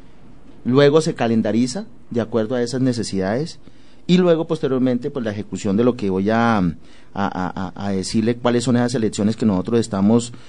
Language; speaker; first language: Spanish; native; Spanish